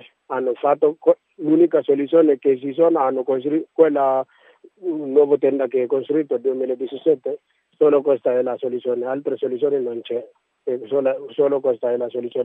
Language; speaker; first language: Italian; non-native, learner; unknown